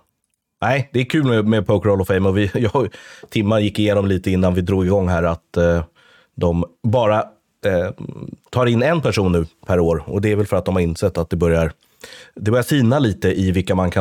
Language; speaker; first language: Swedish; native; Swedish